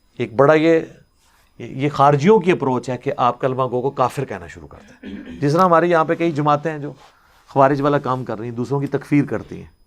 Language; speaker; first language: Urdu; non-native, local second language; Punjabi